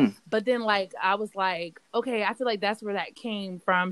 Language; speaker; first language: English; native; English